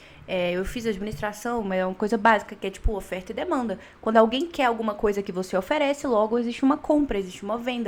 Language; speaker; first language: Portuguese; native; Portuguese